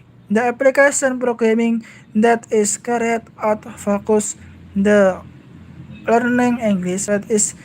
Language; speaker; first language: English; non-native, learner; Indonesian